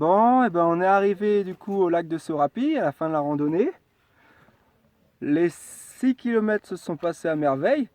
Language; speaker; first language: French; native; French